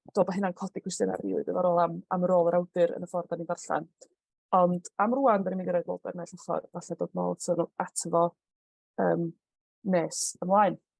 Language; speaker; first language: Welsh; native; Welsh